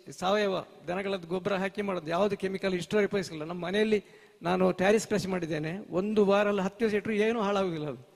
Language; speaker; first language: Kannada; native; Kannada